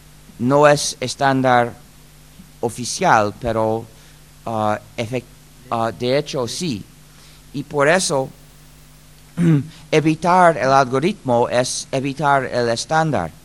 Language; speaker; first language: Spanish; non-native, fluent; English